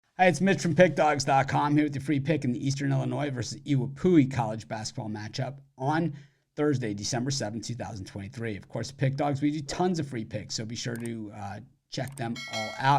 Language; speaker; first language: English; native; English